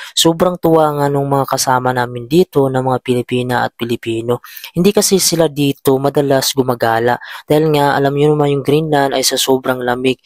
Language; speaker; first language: Filipino; native; Filipino